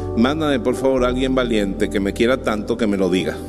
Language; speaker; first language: Spanish; native; Spanish